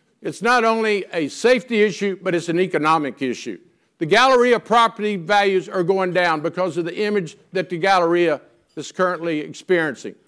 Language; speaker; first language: English; native; English